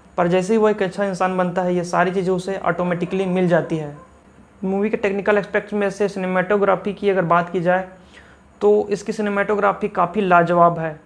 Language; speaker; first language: Hindi; native; Hindi